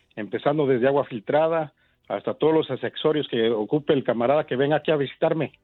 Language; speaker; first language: Spanish; native; Spanish